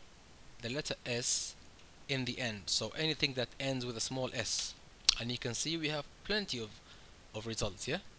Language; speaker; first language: English; non-native, fluent; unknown